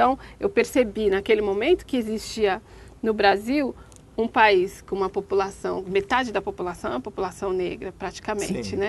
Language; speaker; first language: Portuguese; native; Portuguese